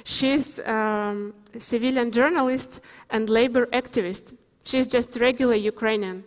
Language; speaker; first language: English; non-native, fluent; Ukrainian